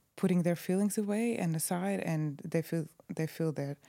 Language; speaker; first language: English; non-native, fluent; Croatian